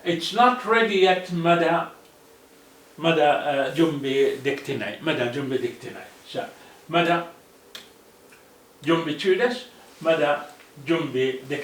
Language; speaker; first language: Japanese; non-native, fluent; Arabic